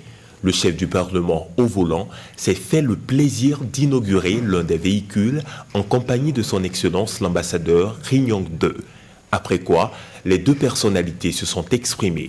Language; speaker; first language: French; native; French